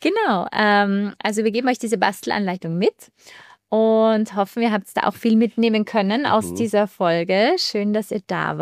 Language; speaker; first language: German; native; German